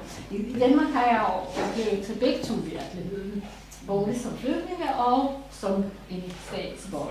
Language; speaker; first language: Danish; non-native, fluent; Serbian